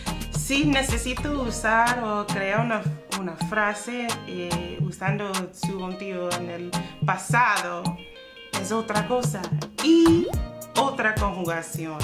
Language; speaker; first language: Spanish; non-native, fluent; English